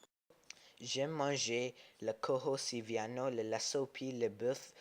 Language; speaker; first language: French; non-native, learner; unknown